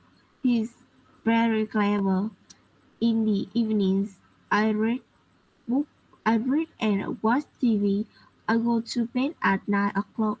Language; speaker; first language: English; non-native, learner; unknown